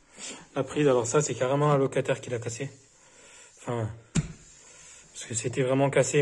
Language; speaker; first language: French; native; French